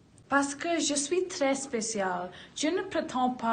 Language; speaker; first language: French; non-native, learner; English